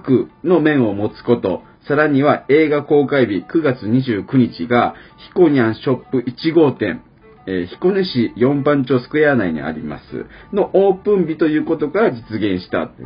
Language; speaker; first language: Japanese; native; Japanese